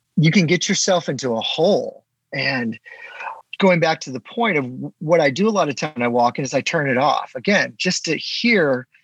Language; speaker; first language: English; native; English